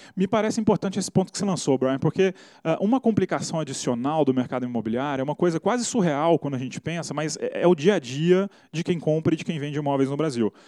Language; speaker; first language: Portuguese; native; Portuguese